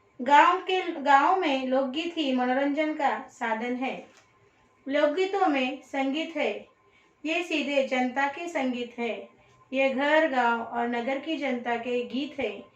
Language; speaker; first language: Hindi; non-native, local second language; Telugu